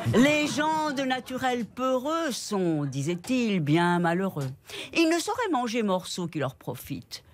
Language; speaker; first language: French; non-native, fluent; Spanish